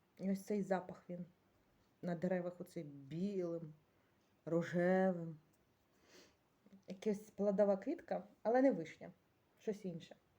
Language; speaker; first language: Ukrainian; native; Ukrainian